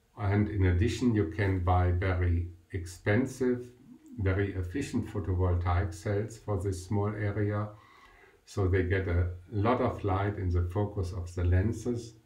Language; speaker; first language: English; non-native, fluent; German